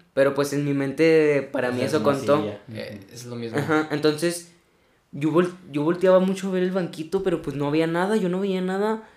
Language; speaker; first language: Spanish; native; Spanish